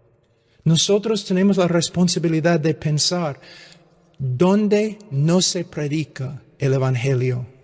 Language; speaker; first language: Spanish; non-native, fluent; English